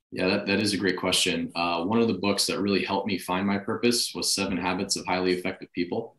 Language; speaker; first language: English; native; English